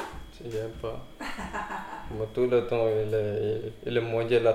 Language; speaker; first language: French; non-native, learner; Punjabi